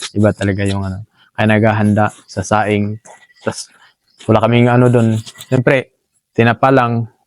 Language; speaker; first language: Filipino; non-native, local second language; Cebuano